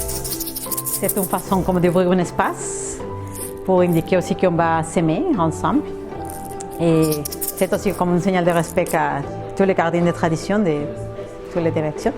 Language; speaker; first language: French; non-native, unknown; Spanish